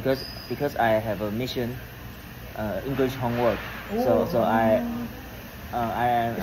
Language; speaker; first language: English; non-native, learner; Chinese